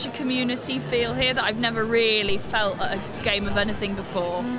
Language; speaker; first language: English; native; English